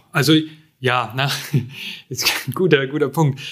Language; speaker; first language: German; native; German